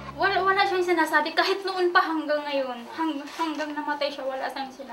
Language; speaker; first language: Filipino; native; Filipino